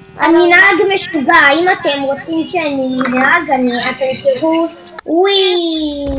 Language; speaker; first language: Hebrew; native; Hebrew